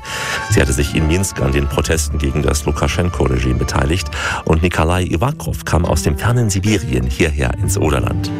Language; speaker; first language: German; native; German